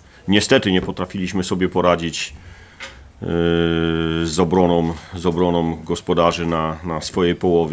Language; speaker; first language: Polish; native; Polish